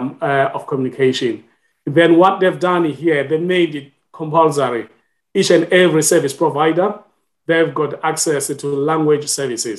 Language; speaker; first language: English; non-native, local second language; Xhosa